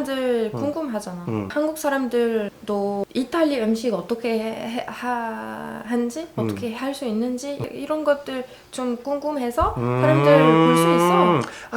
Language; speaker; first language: Korean; non-native, fluent; Arabic